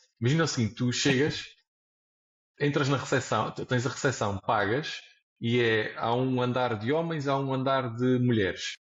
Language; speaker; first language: Portuguese; native; Portuguese